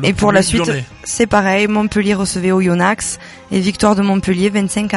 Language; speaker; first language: French; native; French